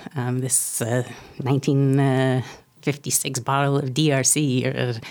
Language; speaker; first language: English; native; English